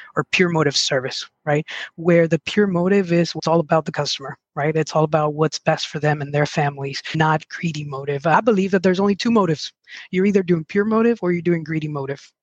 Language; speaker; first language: English; early bilingual, other home language; Spanish